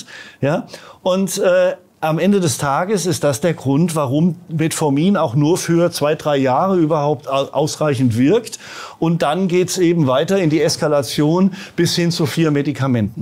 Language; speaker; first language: German; native; German